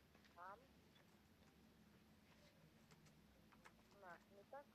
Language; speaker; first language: German; non-native, learner; Macedonian